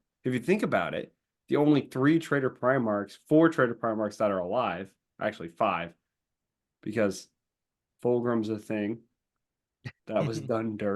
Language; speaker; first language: English; native; English